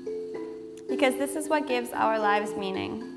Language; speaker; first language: English; native; English